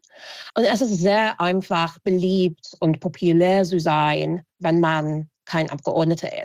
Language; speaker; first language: German; non-native, fluent; English